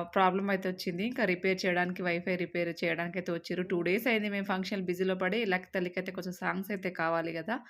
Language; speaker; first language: Telugu; native; Telugu